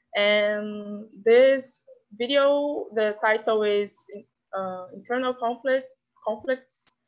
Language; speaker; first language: English; non-native, fluent; Portuguese